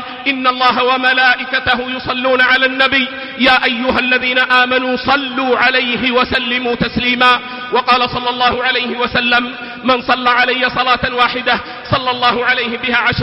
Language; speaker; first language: Arabic; native; Arabic